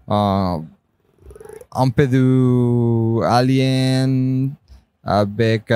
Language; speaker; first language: French; non-native, fluent; Spanish